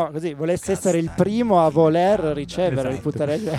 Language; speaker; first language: Italian; native; Italian